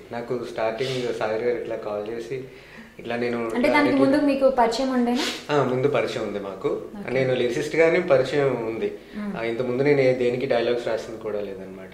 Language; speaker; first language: Telugu; native; Telugu